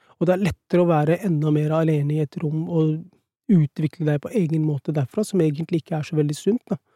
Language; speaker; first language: Norwegian; early bilingual, other home language; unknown